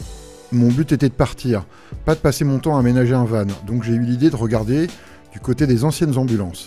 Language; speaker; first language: French; native; French